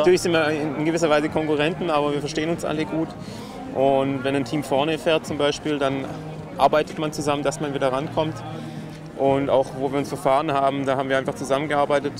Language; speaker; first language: German; native; German